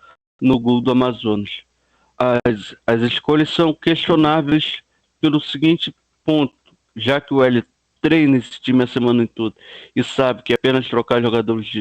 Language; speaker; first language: Portuguese; native; Portuguese